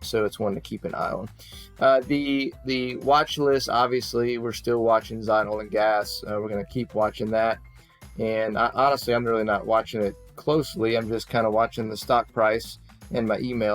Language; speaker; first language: English; native; English